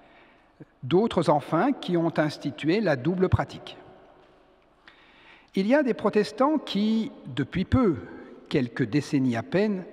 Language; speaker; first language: French; native; French